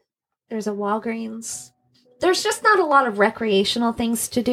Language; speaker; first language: English; native; English